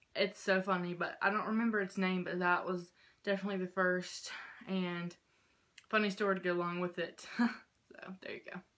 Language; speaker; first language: English; native; English